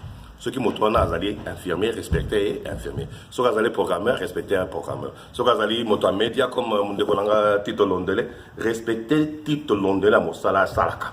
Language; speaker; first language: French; non-native, local second language; Lingala